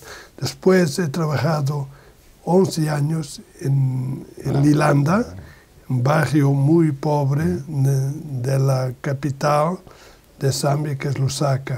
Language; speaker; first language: Spanish; non-native, learner; Portuguese